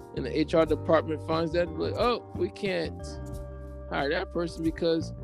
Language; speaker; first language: English; native; English